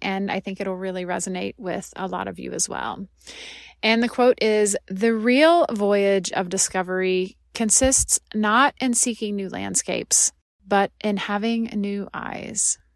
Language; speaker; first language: English; native; English